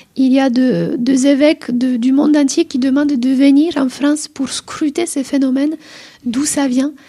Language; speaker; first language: French; non-native, fluent; Polish